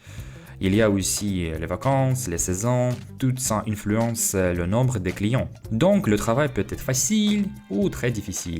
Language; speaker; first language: French; non-native, fluent; Russian